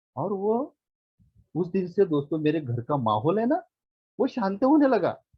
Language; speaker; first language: Hindi; non-native, local second language; Marathi